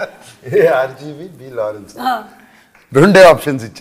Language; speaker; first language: Telugu; native; Telugu